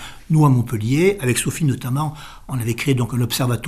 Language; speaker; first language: French; native; French